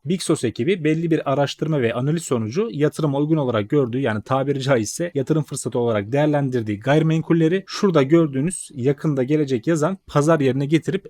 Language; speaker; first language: Turkish; native; Turkish